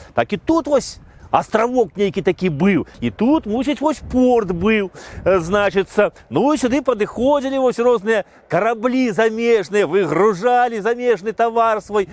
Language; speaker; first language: Belarusian; native; Belarusian